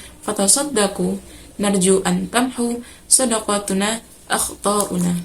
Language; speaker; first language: Arabic; non-native, learner; Indonesian